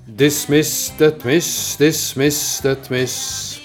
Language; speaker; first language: English; non-native, fluent; Dutch